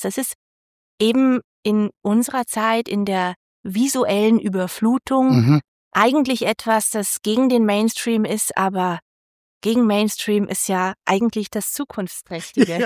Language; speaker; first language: German; native; German